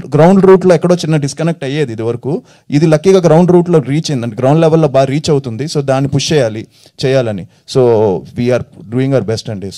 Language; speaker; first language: Telugu; native; Telugu